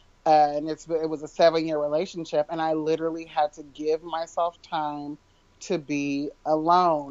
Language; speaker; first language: English; native; English